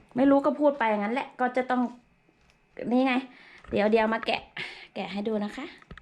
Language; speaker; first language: Thai; native; Thai